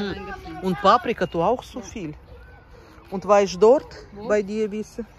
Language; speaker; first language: German; non-native, learner; Russian